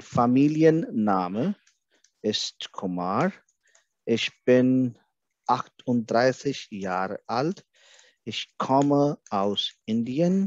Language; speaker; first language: German; non-native, fluent; Hindi